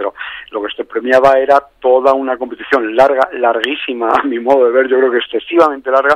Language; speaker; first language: Spanish; native; Spanish